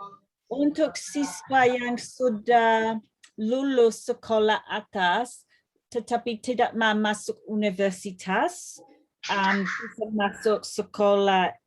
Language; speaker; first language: Indonesian; non-native, fluent; English